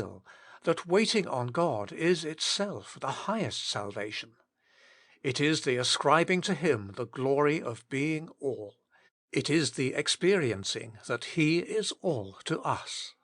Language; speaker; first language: English; native; English